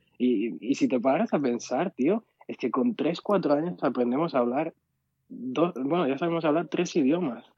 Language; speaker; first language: Spanish; early bilingual, other home language; Arabic